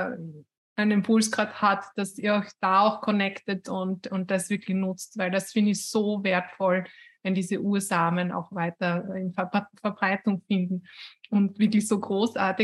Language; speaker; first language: German; native; German